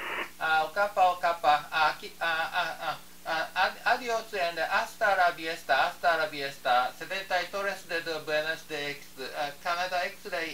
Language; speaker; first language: Spanish; non-native, learner; Japanese